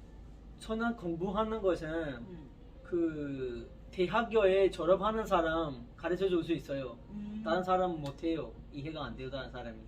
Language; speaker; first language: Korean; non-native, learner; Urdu